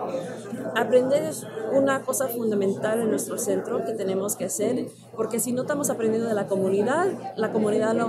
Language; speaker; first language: Spanish; early bilingual, heritage; Spanish